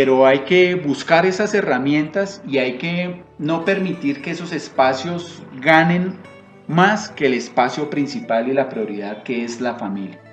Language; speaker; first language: Spanish; native; Spanish